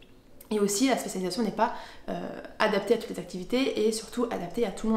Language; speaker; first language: French; native; French